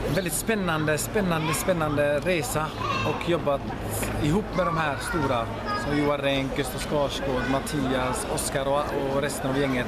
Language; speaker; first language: Swedish; early bilingual, other home language; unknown